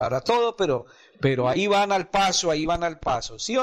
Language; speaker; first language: Spanish; native; Spanish